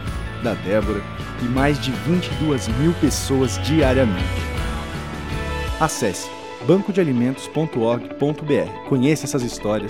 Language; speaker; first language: Portuguese; native; Portuguese